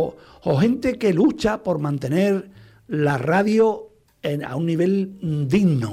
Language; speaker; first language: Spanish; native; Spanish